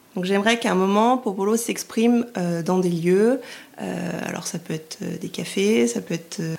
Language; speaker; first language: French; native; French